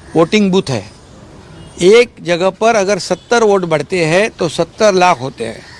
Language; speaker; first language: Hindi; non-native, local second language; Marathi